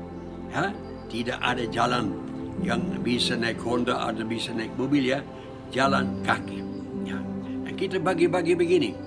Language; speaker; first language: Indonesian; non-native, fluent; Dutch